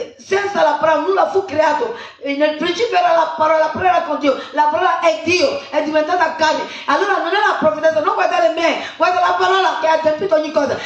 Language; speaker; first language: Italian; non-native, fluent; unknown